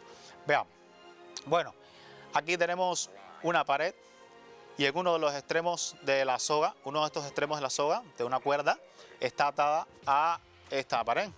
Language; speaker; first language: Spanish; native; Spanish